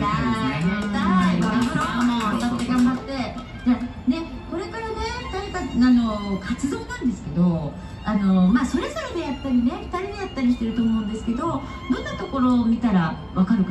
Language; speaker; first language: Japanese; native; Japanese